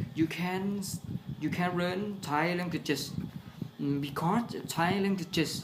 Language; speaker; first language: English; non-native, learner; Thai